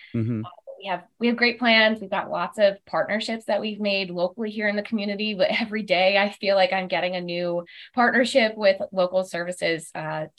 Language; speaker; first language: English; native; English